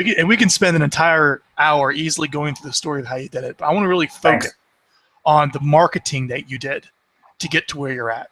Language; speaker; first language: English; native; English